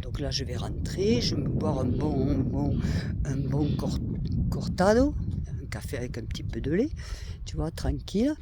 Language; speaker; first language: French; native; French